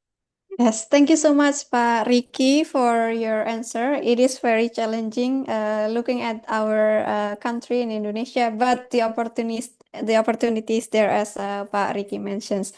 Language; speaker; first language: English; non-native, fluent; Indonesian